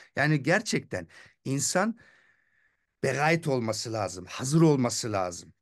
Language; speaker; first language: Turkish; early bilingual, heritage; Turkish